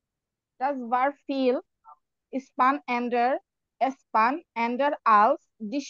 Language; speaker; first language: German; non-native, learner; Bangla